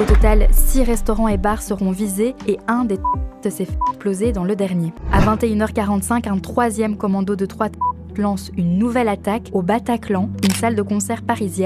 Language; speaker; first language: French; native; French